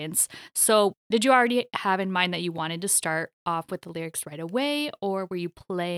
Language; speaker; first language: English; native; English